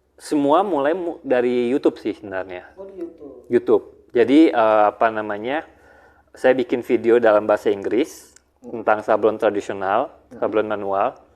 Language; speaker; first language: Indonesian; early bilingual, heritage; Indonesian